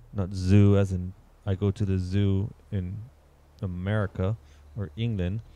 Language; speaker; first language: English; native; English